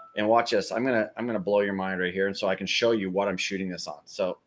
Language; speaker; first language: English; native; English